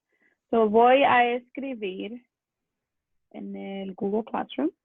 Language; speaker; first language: Spanish; early bilingual, other home language; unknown